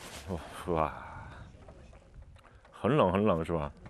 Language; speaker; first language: Chinese; non-native, learner; Korean